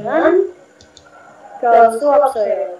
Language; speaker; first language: Korean; non-native, learner; Indonesian